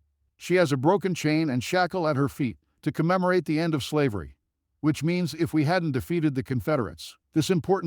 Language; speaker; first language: English; native; English